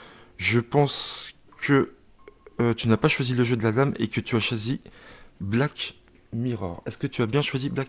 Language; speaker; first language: French; native; French